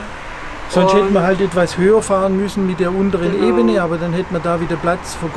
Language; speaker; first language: German; native; German